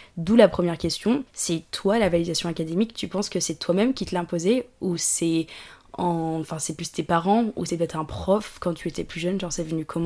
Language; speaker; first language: French; native; French